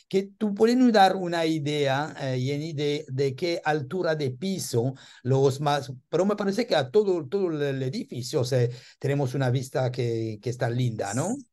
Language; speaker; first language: Spanish; non-native, learner; French